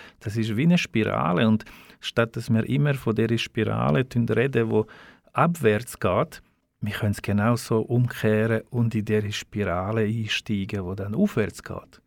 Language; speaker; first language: German; non-native, fluent; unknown